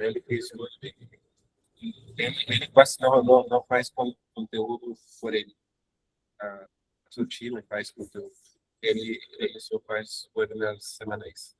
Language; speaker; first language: Portuguese; non-native, learner; Spanish